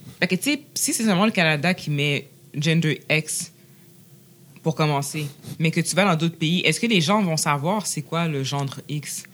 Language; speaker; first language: French; native; French